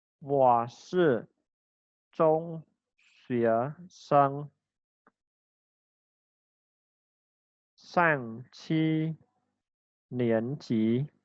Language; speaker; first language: Chinese; non-native, fluent; Khmer